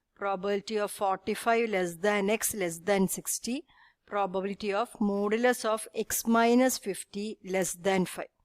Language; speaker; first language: English; non-native, local second language; Malayalam